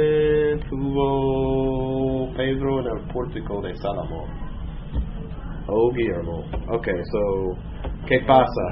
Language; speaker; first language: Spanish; non-native, fluent; English